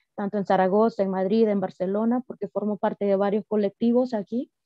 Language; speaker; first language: Spanish; native; Spanish